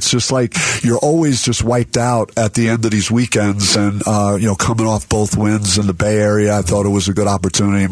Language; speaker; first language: English; native; English